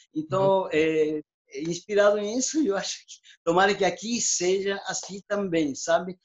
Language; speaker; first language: Portuguese; non-native, fluent; Spanish